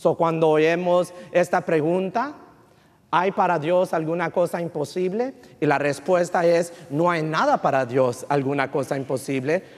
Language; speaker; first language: Spanish; early bilingual, heritage; Spanish